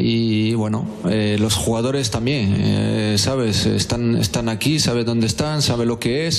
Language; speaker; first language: Spanish; non-native, fluent; French